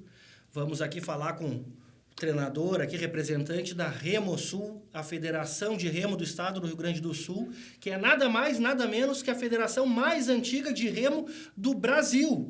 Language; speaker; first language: Portuguese; native; Portuguese